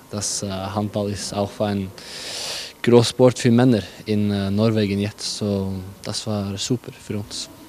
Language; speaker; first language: German; non-native, learner; Norwegian